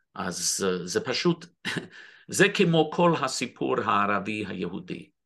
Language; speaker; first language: Hebrew; non-native, fluent; English